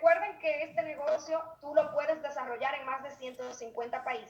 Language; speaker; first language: Spanish; native; Spanish